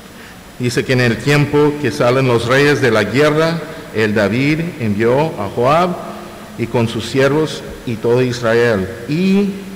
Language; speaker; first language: Spanish; non-native, fluent; English